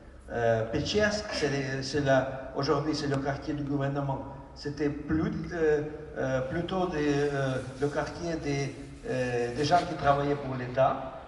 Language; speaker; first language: French; non-native, fluent; Russian